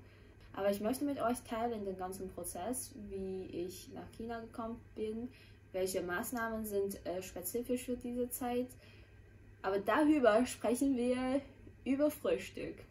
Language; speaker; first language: German; non-native, fluent; Chinese